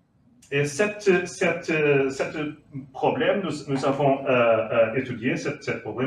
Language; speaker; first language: French; non-native, learner; Portuguese